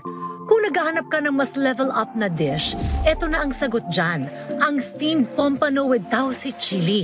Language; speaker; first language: Filipino; native; Filipino